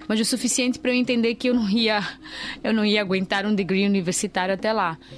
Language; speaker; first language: Portuguese; native; Portuguese